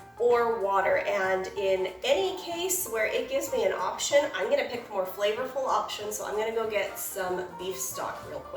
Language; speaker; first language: English; native; English